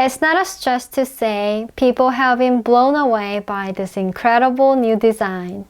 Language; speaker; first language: English; non-native, fluent; Korean